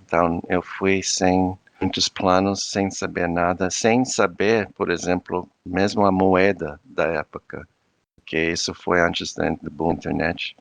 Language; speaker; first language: Portuguese; non-native, fluent; English